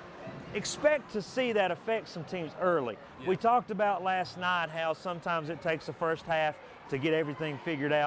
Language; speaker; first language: English; native; English